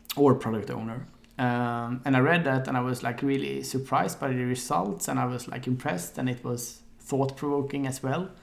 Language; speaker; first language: English; non-native, fluent; Swedish